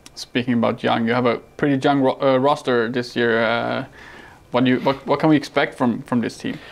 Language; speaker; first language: English; non-native, fluent; Swedish